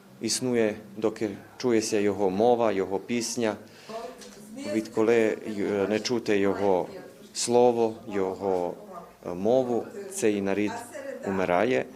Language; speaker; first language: Ukrainian; early bilingual, heritage; Ukrainian